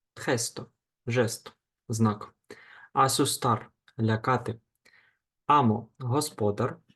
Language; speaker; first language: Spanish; non-native, fluent; Ukrainian